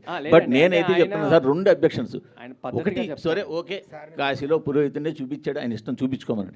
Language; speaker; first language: Telugu; native; Telugu